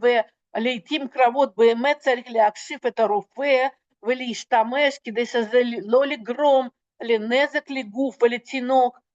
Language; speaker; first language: Hebrew; non-native, fluent; Russian